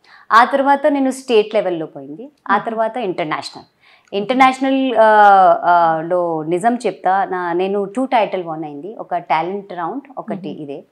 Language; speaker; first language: Telugu; non-native, local second language; Hindi